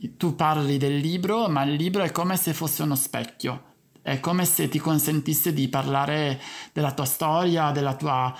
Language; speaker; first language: Italian; native; Italian